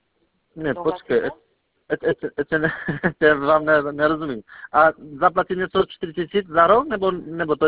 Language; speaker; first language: Czech; non-native, learner; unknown